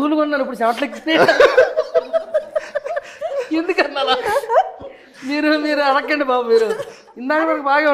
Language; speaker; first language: Telugu; native; Telugu